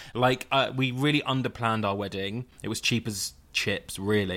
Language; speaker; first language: English; native; English